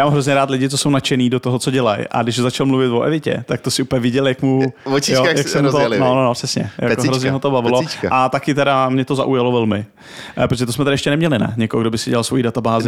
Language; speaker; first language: Czech; native; Czech